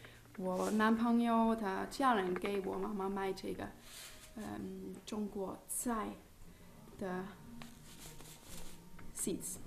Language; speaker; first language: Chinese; non-native, learner; German